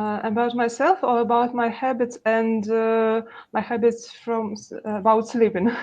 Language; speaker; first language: English; non-native, learner; Russian